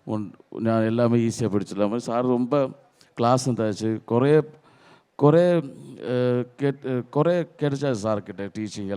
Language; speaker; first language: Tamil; non-native, learner; Malayalam